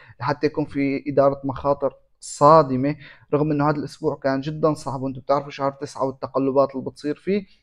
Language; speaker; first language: Arabic; native; Arabic